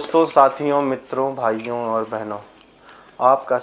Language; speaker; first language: Hindi; native; Hindi